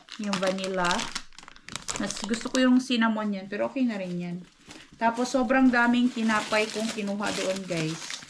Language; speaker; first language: Filipino; native; Filipino